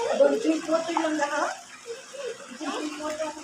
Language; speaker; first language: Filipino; non-native, local second language; Cebuano